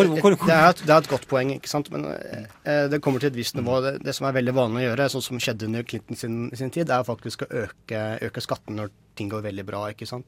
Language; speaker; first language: Norwegian; native; Norwegian